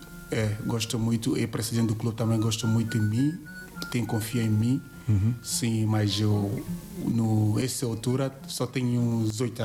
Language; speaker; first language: Portuguese; non-native, learner; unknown